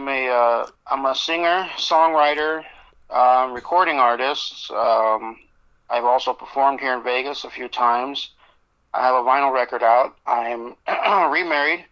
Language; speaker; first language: English; native; English